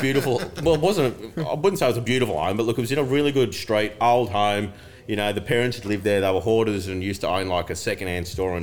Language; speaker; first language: English; native; English